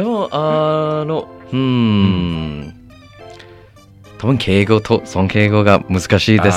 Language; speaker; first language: Japanese; non-native, learner; English